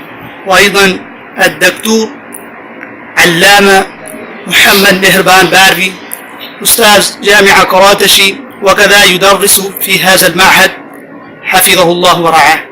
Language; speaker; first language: Arabic; non-native, fluent; Urdu